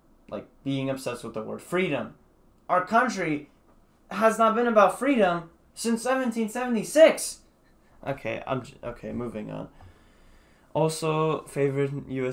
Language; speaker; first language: English; early bilingual, other home language; Russian